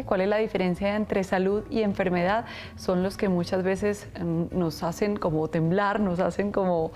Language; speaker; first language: Spanish; native; Spanish